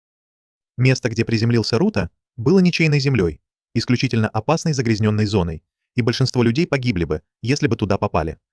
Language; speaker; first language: Russian; native; Russian